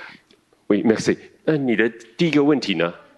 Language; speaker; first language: Chinese; native; Chinese